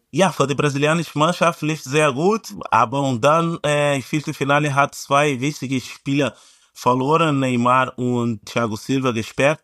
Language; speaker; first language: German; non-native, fluent; Portuguese